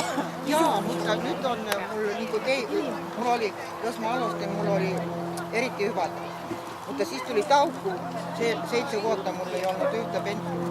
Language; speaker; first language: Finnish; non-native, fluent; Russian